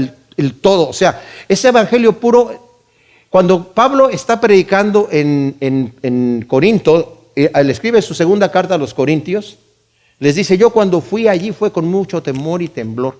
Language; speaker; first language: Spanish; native; Spanish